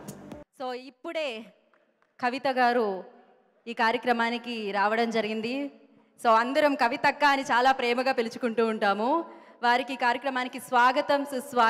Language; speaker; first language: Telugu; native; Telugu